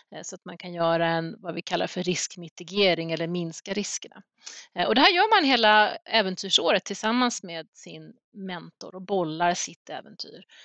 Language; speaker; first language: Swedish; native; Swedish